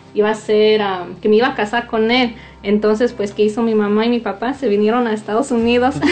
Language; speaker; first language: Spanish; native; Spanish